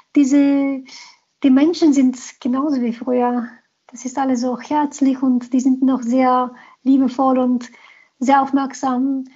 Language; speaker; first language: German; non-native, fluent; Bulgarian